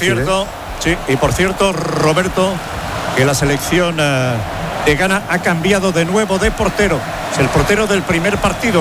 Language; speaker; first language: Spanish; native; Spanish